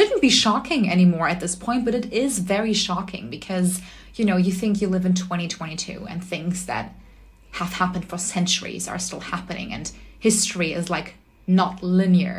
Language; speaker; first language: English; non-native, fluent; German